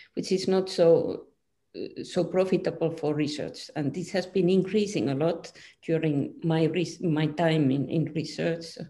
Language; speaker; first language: English; non-native, fluent; Finnish